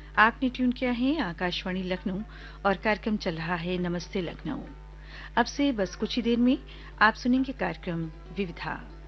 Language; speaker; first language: Hindi; native; Hindi